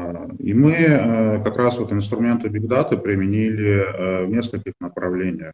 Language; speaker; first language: Russian; native; Russian